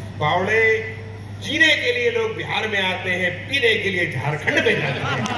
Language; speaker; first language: Hindi; non-native, local second language; Punjabi